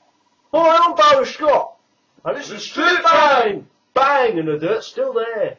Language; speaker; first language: English; native; English